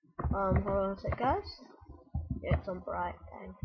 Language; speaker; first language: English; native; English